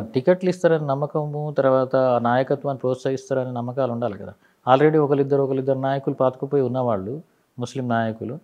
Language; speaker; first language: Telugu; non-native, local second language; Urdu